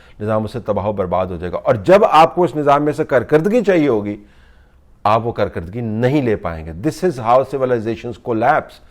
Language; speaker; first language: Urdu; native; Urdu